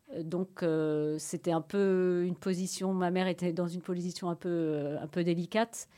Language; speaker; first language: French; native; French